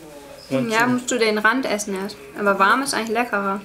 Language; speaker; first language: German; native; German